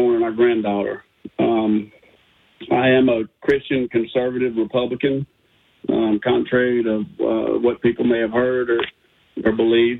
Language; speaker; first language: English; native; English